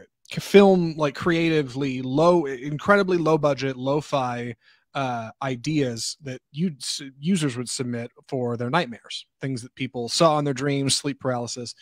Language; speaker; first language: English; native; English